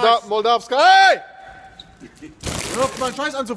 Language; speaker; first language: German; native; German